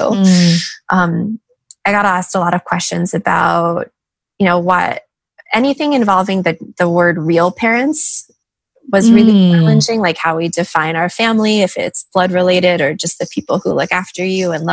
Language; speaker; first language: English; native; English